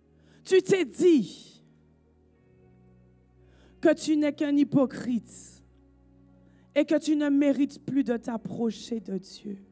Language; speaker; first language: French; native; French